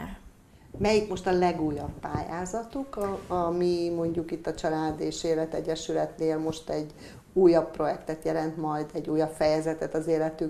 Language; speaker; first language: Hungarian; native; Hungarian